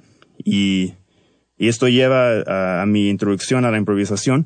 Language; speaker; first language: Spanish; early bilingual, heritage; Spanish